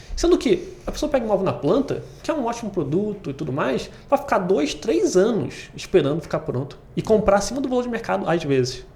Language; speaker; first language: Portuguese; native; Portuguese